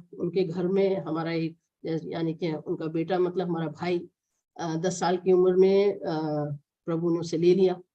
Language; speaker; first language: Hindi; non-native, local second language; Malayalam